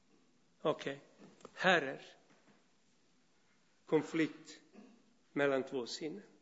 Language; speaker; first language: Swedish; non-native, fluent; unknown